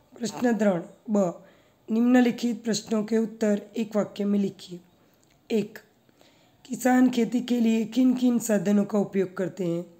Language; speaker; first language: Hindi; non-native, local second language; Gujarati